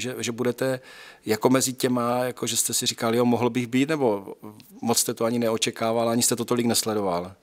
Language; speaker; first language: Czech; native; Czech